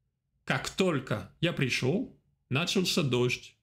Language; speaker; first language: Russian; non-native, fluent; French